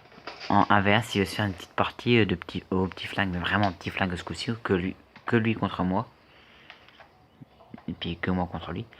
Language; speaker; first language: French; native; French